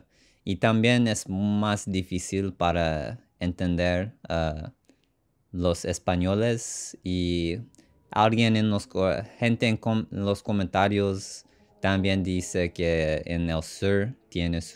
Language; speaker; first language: Spanish; non-native, learner; English